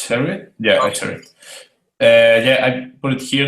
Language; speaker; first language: English; non-native, fluent; Spanish